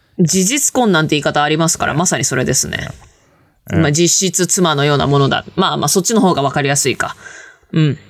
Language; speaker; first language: Japanese; native; Japanese